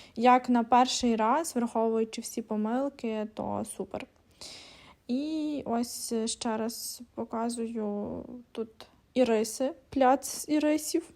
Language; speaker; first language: Ukrainian; native; Ukrainian